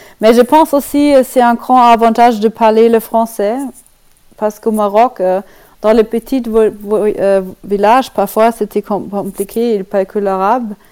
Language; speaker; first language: French; non-native, learner; German